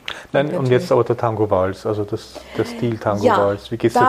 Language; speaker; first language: German; native; German